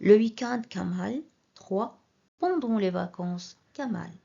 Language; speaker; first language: French; non-native, local second language; Arabic